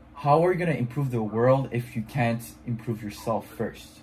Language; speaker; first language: English; non-native, fluent; French